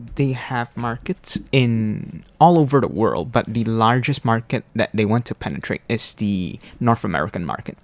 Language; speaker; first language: English; non-native, local second language; Cantonese